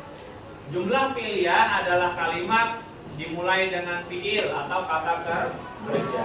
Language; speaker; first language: Indonesian; native; Indonesian